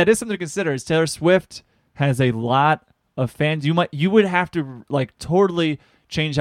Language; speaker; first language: English; native; English